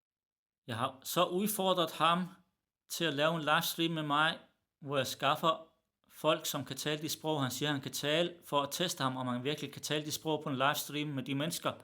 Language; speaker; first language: Danish; early bilingual, other home language; Arabic